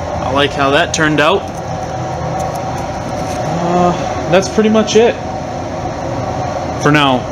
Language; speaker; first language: English; native; English